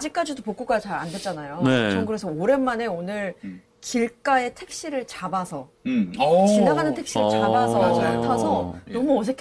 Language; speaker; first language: Korean; native; Korean